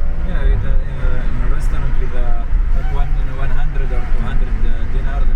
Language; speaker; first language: English; non-native, learner; Arabic